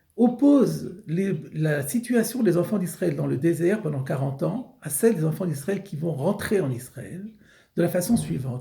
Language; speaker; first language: French; native; French